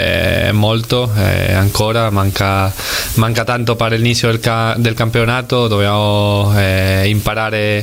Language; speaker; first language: Italian; non-native, fluent; Spanish